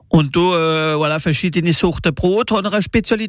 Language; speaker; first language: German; non-native, local second language; Swiss German